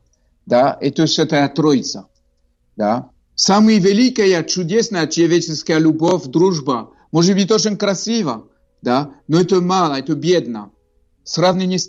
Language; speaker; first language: Russian; non-native, fluent; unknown